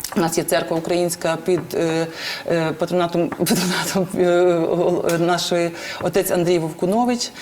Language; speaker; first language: Ukrainian; native; Ukrainian